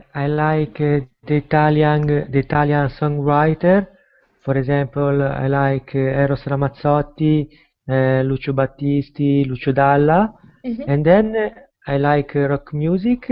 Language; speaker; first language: English; non-native, learner; Italian